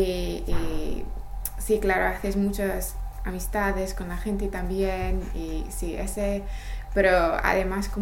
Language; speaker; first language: Spanish; non-native, fluent; English